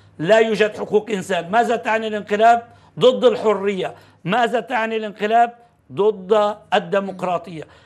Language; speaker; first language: Arabic; non-native, fluent; Turkish